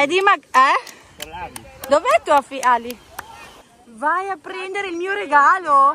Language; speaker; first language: Italian; native; Italian